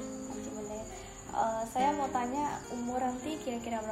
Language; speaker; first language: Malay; non-native, local second language; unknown